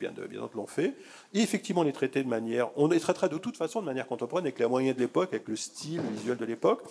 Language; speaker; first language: French; native; French